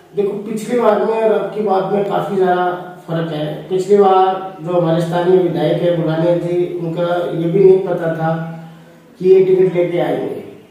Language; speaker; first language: Hindi; native; Hindi